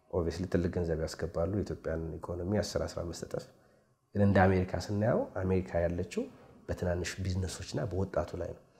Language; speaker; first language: Amharic; native; Amharic